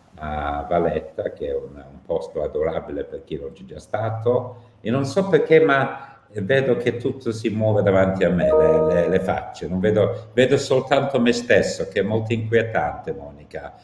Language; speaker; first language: Italian; non-native, fluent; English